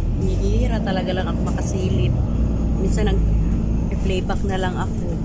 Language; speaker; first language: Filipino; non-native, local second language; Waray